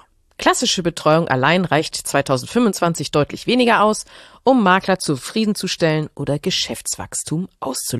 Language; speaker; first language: German; native; German